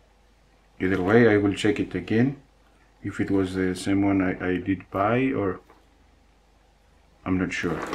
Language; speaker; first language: English; non-native, fluent; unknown